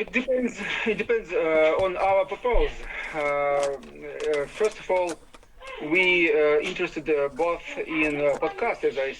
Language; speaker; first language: English; non-native, learner; Ukrainian